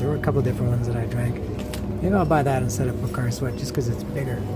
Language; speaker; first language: English; native; English